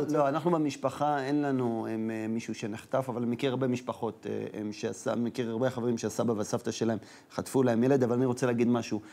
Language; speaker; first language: Hebrew; native; Hebrew